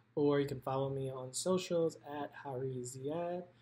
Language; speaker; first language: English; native; English